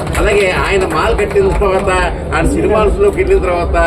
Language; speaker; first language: Telugu; native; Telugu